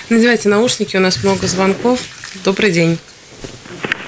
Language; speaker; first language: Russian; native; Russian